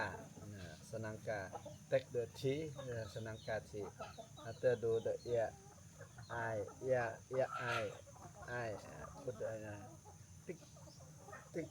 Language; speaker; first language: English; non-native, learner; Thai